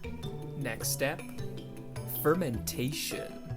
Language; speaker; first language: English; native; English